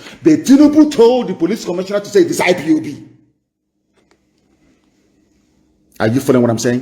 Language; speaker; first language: English; non-native, local second language; Igbo